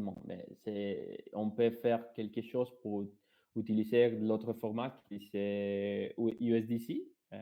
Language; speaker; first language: French; non-native, fluent; Spanish